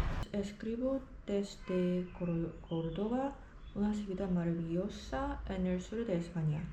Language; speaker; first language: Spanish; non-native, learner; Korean